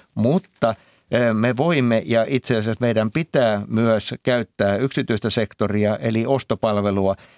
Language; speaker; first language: Finnish; native; Finnish